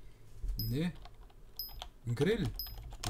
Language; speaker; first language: German; native; German